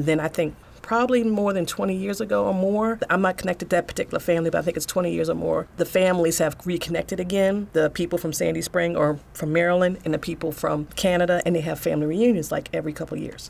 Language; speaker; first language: English; native; English